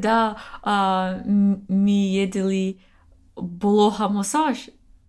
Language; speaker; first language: Russian; non-native, learner; English